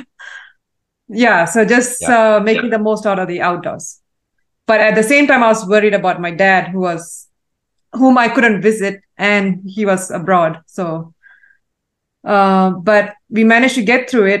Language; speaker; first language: English; non-native, local second language; Tamil